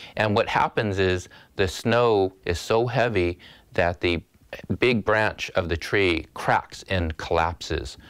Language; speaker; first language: English; native; English